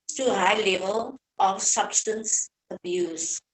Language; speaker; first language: English; non-native, local second language; Afrikaans